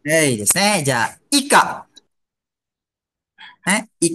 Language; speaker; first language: Japanese; non-native, fluent; Malay